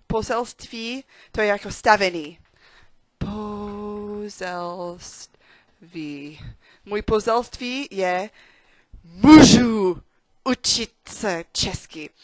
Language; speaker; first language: Czech; non-native, learner; English